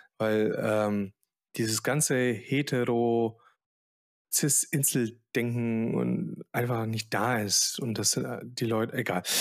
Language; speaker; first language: German; early bilingual, other home language; Polish